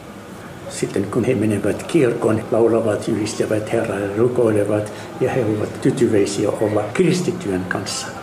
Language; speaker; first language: Finnish; non-native, fluent; Arabic